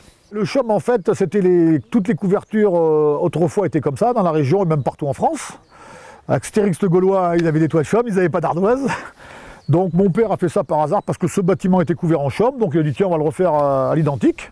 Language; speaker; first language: French; native; French